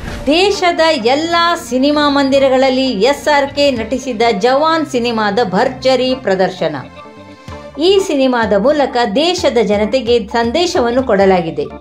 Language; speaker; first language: Kannada; native; Kannada